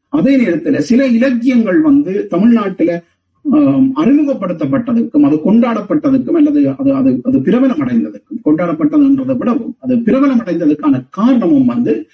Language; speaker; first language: Tamil; native; Tamil